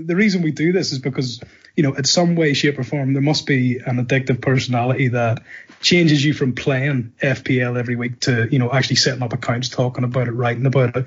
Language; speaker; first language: English; native; English